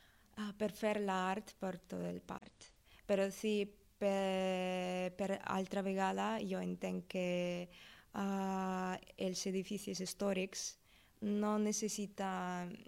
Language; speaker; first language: Catalan; non-native, learner; Russian